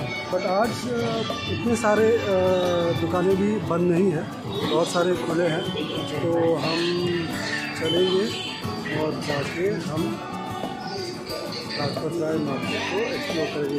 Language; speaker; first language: Hindi; native; Hindi